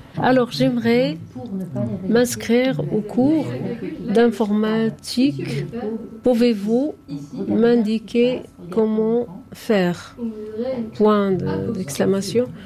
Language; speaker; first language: French; non-native, fluent; Arabic